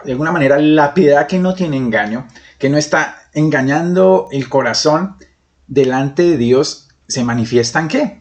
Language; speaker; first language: Spanish; native; Spanish